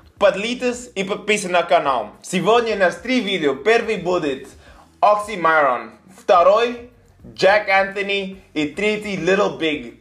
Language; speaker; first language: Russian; non-native, learner; English